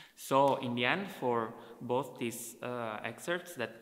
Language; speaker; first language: English; non-native, fluent; Italian